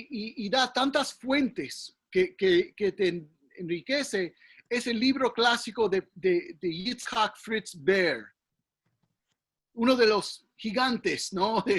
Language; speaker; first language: Spanish; early bilingual, heritage; English